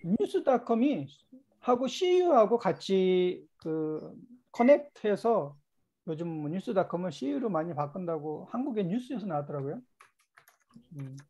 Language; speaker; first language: Korean; native; Korean